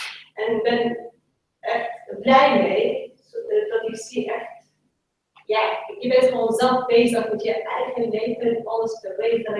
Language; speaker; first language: Dutch; non-native, local second language; Persian